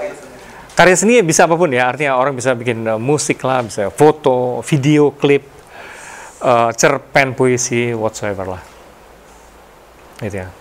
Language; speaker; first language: Indonesian; native; Indonesian